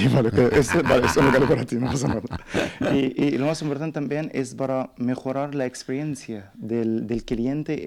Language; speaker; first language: Spanish; non-native, learner; Arabic